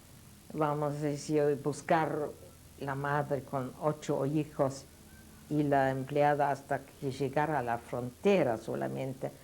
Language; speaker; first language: Spanish; non-native, fluent; Yiddish